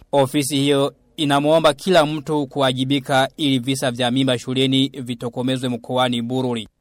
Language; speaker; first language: Swahili; non-native, local second language; Rundi